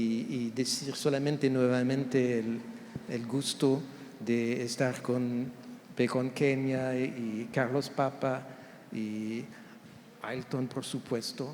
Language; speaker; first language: Spanish; non-native, fluent; French